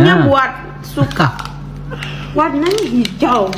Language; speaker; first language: Indonesian; non-native, learner; Vietnamese